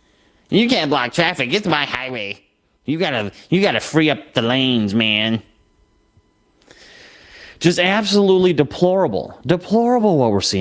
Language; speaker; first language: English; native; English